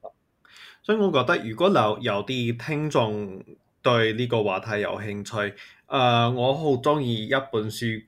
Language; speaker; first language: Chinese; non-native, fluent; English